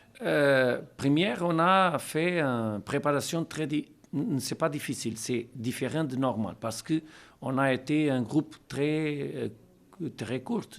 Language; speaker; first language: French; non-native, learner; Portuguese